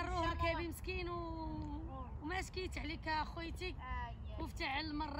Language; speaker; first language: Arabic; native; Arabic